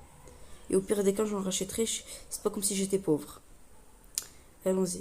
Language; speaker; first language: French; native; French